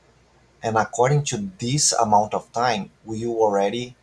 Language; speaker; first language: English; non-native, fluent; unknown